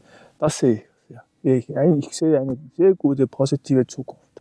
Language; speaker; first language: German; non-native, learner; Mongolian